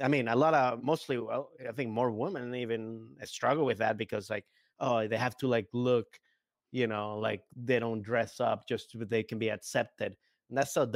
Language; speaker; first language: English; native; English